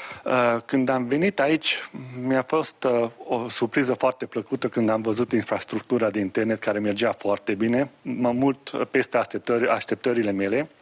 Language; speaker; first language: Romanian; non-native, local second language; Hungarian